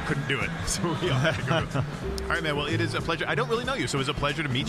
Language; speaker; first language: English; native; English